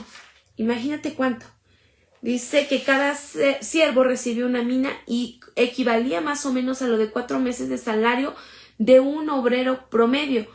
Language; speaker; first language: Spanish; native; Spanish